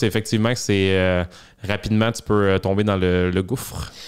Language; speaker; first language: French; native; French